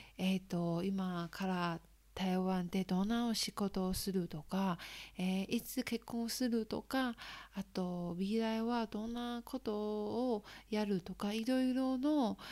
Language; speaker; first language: Japanese; non-native, learner; Chinese